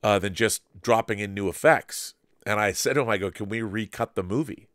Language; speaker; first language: English; native; English